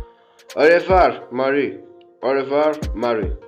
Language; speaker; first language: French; non-native, learner; Kinyarwanda